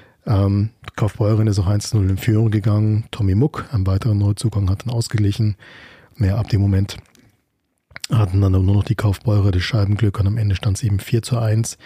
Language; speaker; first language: German; native; German